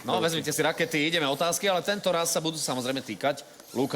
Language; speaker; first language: Slovak; native; Slovak